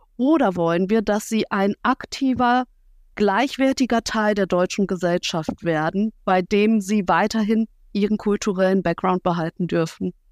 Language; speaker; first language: German; early bilingual, other home language; Russian